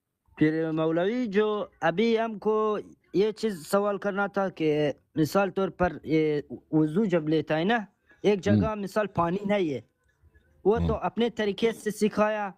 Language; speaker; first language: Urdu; non-native, local second language; Persian